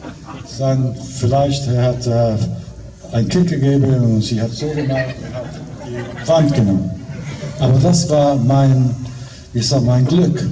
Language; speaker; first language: German; non-native, fluent; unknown